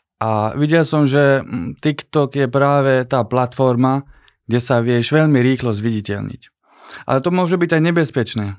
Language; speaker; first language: Slovak; non-native, local second language; Hungarian